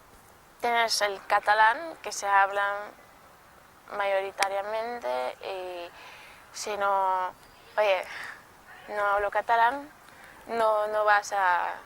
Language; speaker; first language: Spanish; non-native, local second language; Portuguese